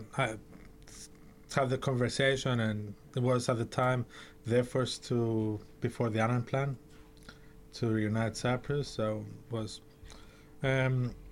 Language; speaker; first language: English; early bilingual, other home language; Greek